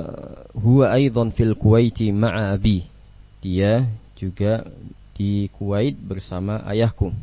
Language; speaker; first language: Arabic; non-native, fluent; Indonesian